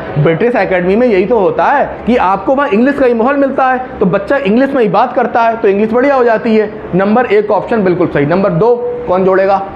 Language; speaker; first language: Hindi; native; Hindi